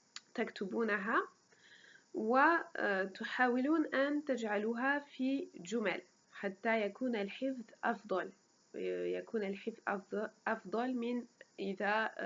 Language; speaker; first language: Arabic; non-native, fluent; French